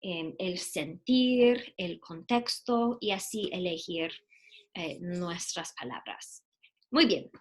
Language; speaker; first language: Spanish; non-native, fluent; English